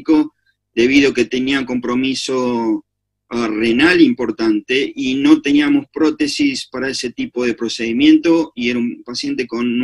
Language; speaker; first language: Spanish; native; Spanish